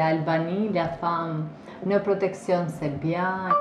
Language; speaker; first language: French; non-native, learner; Albanian